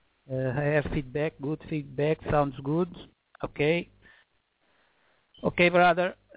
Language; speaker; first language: English; non-native, fluent; Portuguese